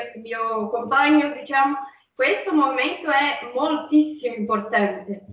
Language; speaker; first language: Italian; non-native, fluent; Portuguese